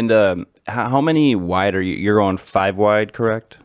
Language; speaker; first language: English; native; English